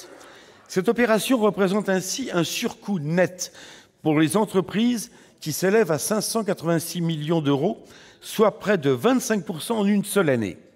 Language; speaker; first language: French; native; French